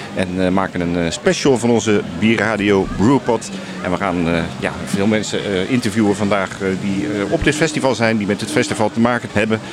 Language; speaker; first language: Dutch; native; Dutch